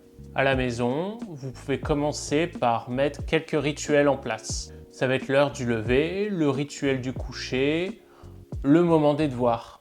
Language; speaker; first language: French; native; French